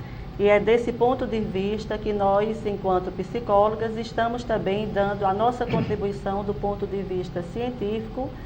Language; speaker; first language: Portuguese; native; Portuguese